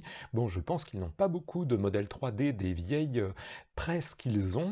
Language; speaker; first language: French; native; French